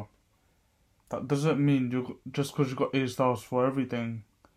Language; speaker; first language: English; native; English